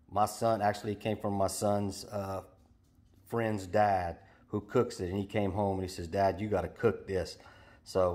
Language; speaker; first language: English; native; English